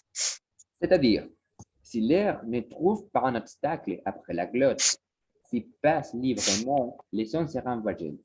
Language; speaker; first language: French; non-native, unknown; Spanish